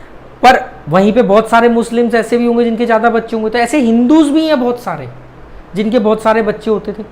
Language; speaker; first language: Hindi; native; Hindi